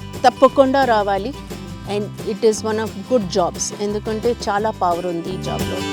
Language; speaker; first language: Telugu; non-native, local second language; Hindi